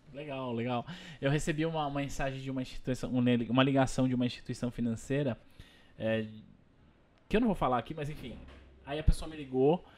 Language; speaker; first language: Portuguese; native; Portuguese